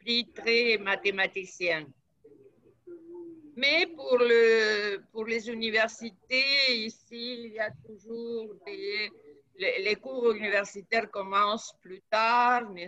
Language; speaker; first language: French; non-native, fluent; Spanish